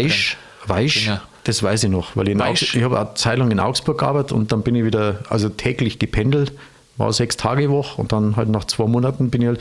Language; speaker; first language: German; native; German